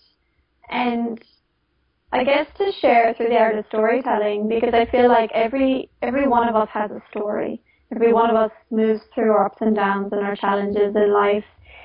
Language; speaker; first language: English; native; English